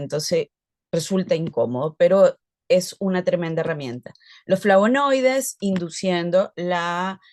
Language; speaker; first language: Spanish; native; Spanish